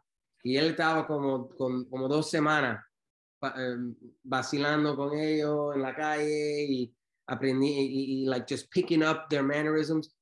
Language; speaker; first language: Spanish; early bilingual, heritage; Spanish